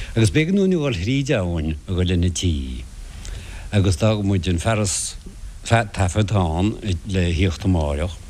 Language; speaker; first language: Irish; non-native, local second language; English